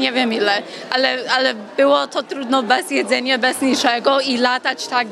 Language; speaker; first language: Polish; early bilingual, heritage; English